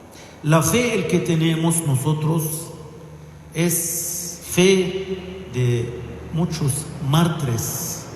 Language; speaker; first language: Spanish; non-native, fluent; Arabic